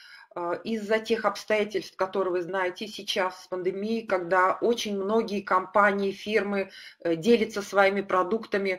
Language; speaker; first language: Russian; native; Russian